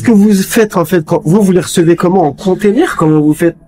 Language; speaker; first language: French; native; French